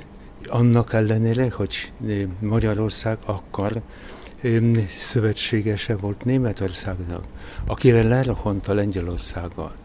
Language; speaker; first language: Hungarian; non-native, fluent; Polish